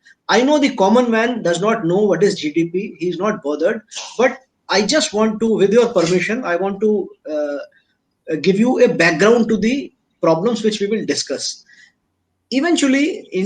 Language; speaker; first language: English; non-native, local second language; Hindi